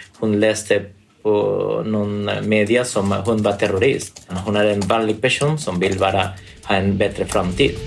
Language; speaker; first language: Swedish; non-native, fluent; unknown